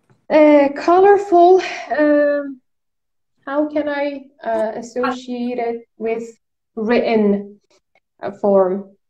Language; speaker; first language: English; non-native, fluent; Persian